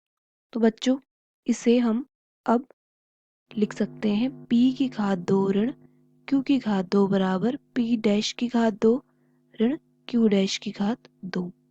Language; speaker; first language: Hindi; native; Hindi